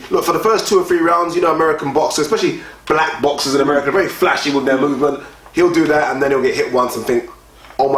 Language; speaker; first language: English; native; English